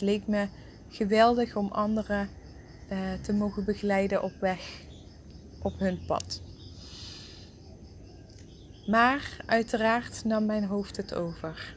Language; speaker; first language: Dutch; native; Dutch